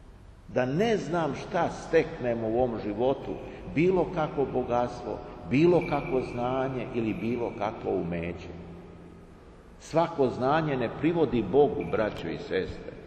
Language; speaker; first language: Serbian; native; Serbian